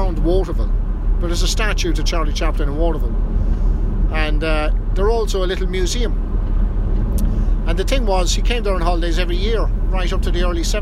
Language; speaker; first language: English; native; English